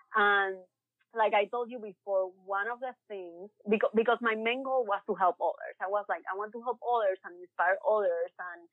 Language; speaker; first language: English; early bilingual, other home language; Spanish